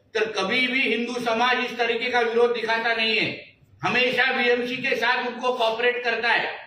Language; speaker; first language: Hindi; non-native, local second language; Marathi